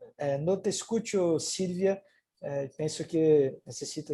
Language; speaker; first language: Spanish; non-native, fluent; Portuguese